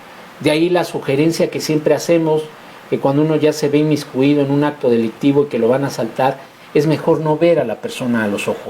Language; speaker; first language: Spanish; native; Spanish